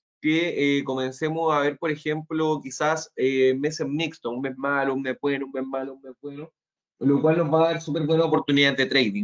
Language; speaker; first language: Spanish; native; Spanish